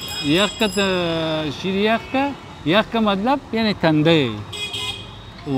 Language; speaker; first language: Hindi; non-native, learner; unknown